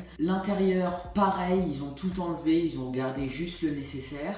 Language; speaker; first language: French; native; French